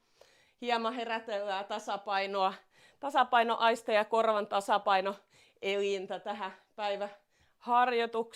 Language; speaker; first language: Finnish; native; Finnish